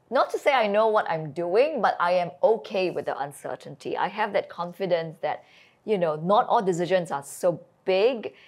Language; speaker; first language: English; native; English